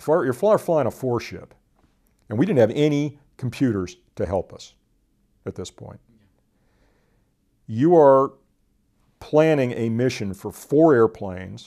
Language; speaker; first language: English; native; English